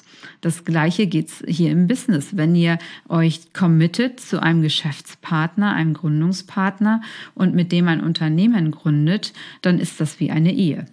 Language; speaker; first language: German; native; German